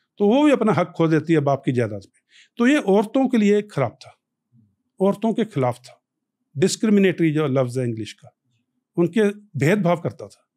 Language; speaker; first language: Hindi; non-native, local second language; Punjabi